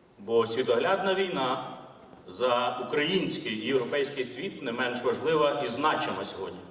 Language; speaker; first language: Ukrainian; native; Ukrainian